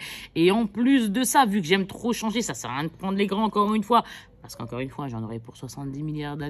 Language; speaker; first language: French; native; French